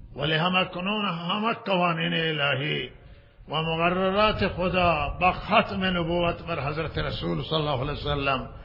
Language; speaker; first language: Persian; non-native, local second language; Baluchi